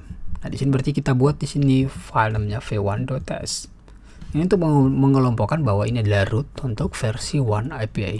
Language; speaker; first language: Indonesian; native; Indonesian